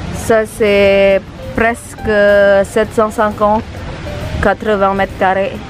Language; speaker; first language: French; non-native, fluent; Sundanese